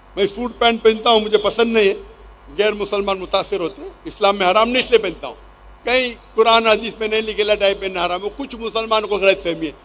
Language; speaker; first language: Urdu; non-native, local second language; Konkani